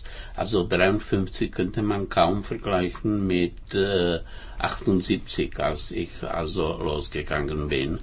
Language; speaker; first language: German; non-native, fluent; Czech